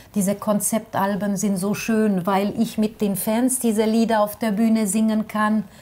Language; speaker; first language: German; non-native, fluent; French